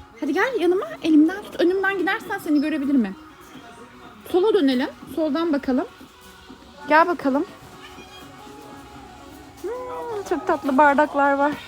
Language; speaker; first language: Turkish; native; Turkish